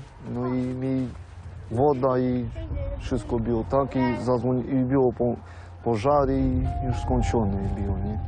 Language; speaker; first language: Polish; non-native, learner; Romanian